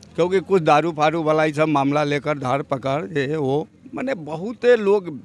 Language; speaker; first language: Hindi; native; Hindi